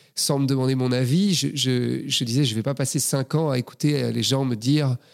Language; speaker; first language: French; native; French